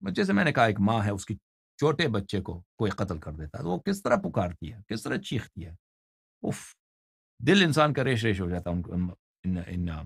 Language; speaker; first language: Urdu; non-native, fluent; Persian